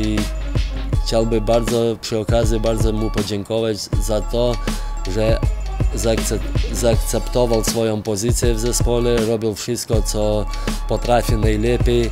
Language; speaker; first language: Polish; non-native, fluent; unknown